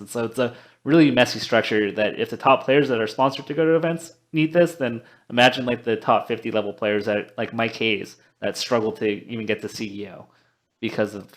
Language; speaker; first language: English; native; English